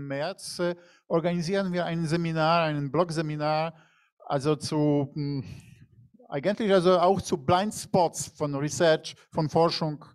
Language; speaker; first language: German; non-native, fluent; Polish